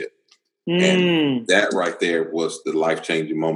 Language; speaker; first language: English; native; English